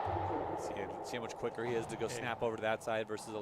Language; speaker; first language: English; native; English